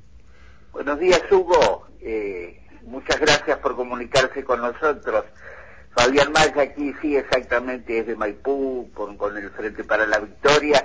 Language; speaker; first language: Spanish; native; Spanish